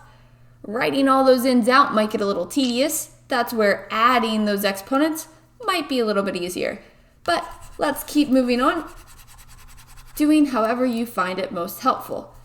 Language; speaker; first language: English; native; English